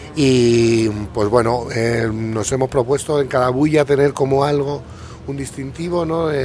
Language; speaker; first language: Spanish; native; Spanish